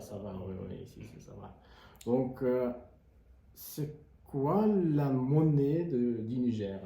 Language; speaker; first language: French; non-native, fluent; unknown